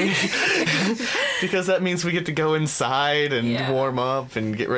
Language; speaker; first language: English; native; English